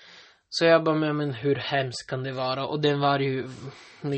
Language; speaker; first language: Swedish; non-native, local second language; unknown